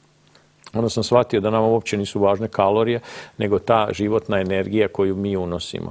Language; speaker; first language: Croatian; native; Croatian